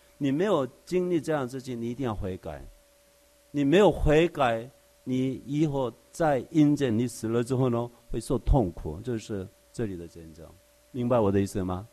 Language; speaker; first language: Chinese; non-native, fluent; Korean